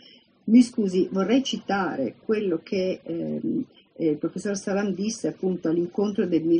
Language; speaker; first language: Italian; native; Italian